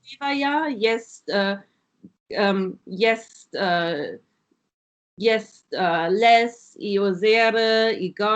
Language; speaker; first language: Russian; non-native, learner; German